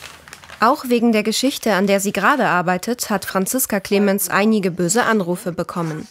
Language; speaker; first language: German; native; German